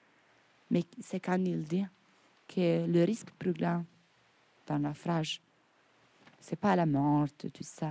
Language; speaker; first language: French; non-native, fluent; Italian